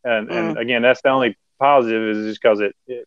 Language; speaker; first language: English; native; English